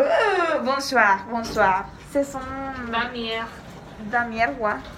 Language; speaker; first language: French; non-native, learner; Spanish